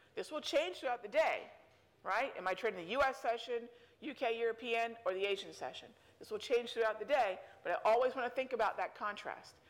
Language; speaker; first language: English; native; English